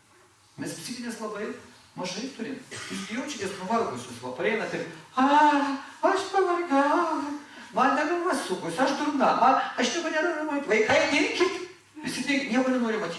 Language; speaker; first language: Lithuanian; native; Lithuanian